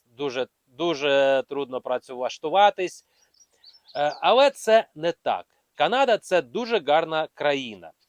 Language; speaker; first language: Ukrainian; non-native, local second language; Russian